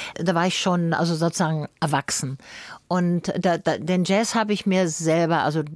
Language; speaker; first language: German; native; German